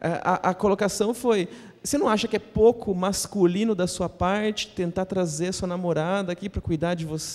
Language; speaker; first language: Portuguese; native; Portuguese